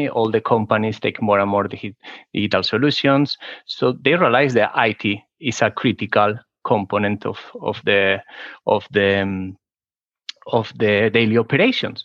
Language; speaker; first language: English; non-native, fluent; Spanish